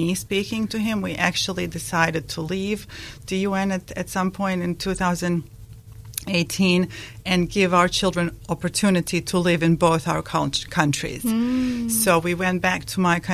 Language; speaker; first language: English; non-native, fluent; Bosnian